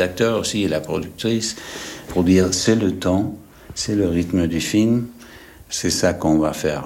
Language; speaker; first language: French; non-native, fluent; English